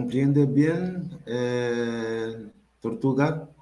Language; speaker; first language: Spanish; non-native, learner; Portuguese